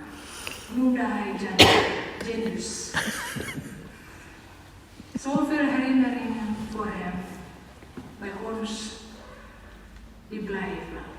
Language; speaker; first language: Dutch; non-native, fluent; Indonesian